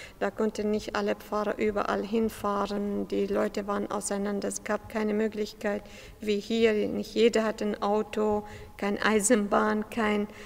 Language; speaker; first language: German; non-native, fluent; Syriac